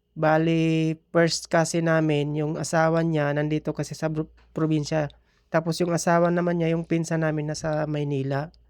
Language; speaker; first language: Filipino; non-native, local second language; Cebuano